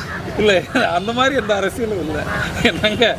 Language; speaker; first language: Tamil; native; Tamil